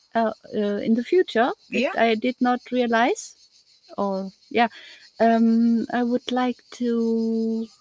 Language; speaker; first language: English; non-native, learner; German